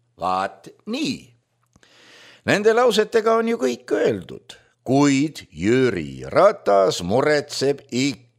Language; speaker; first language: Estonian; native; Estonian